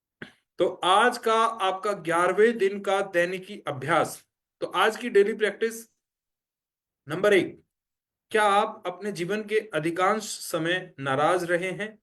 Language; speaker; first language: Hindi; native; Hindi